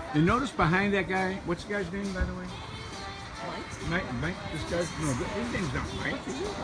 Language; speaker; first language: English; native; English